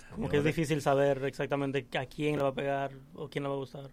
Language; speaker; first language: Spanish; early bilingual, heritage; English